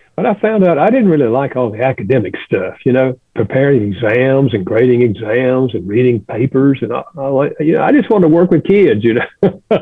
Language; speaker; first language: English; native; English